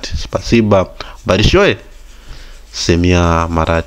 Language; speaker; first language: Russian; non-native, fluent; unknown